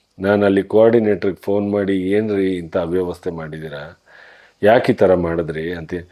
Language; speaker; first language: Kannada; native; Kannada